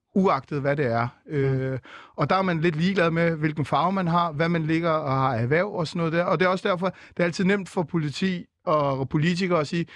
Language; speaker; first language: Danish; native; Danish